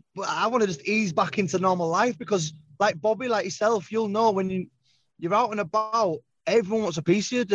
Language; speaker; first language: English; native; English